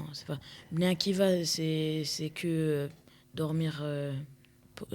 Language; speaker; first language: French; early bilingual, heritage; French